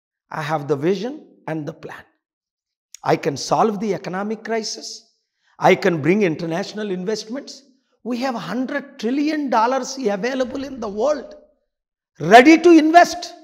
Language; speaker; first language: English; non-native, local second language; Telugu